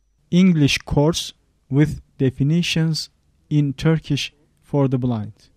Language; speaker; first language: English; non-native, fluent; Turkish